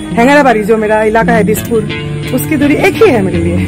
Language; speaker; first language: Hindi; native; Hindi